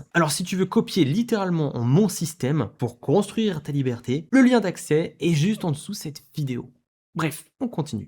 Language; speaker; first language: French; native; French